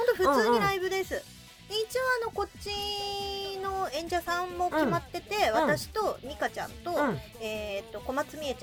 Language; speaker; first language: Japanese; native; Japanese